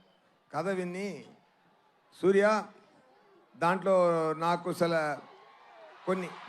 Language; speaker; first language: Telugu; non-native, learner; Tamil